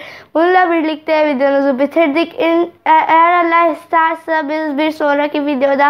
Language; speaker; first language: Turkish; non-native, learner; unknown